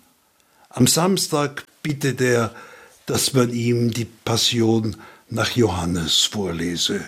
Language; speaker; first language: German; native; German